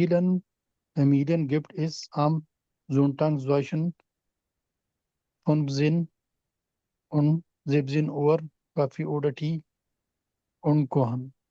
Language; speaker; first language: German; non-native, learner; Urdu